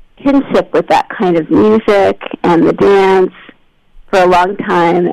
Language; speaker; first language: English; native; English